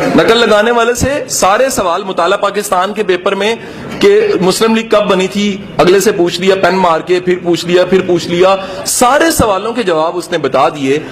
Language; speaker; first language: Urdu; non-native, local second language; Punjabi